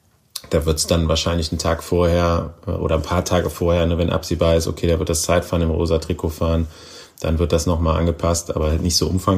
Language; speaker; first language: German; native; German